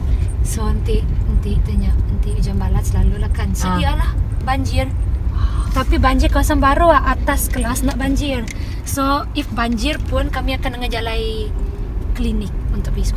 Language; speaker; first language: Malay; non-native, local second language; Iban